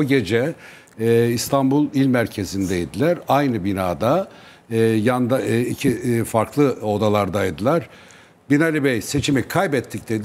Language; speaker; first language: Turkish; native; Turkish